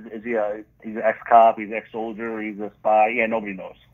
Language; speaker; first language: English; native; English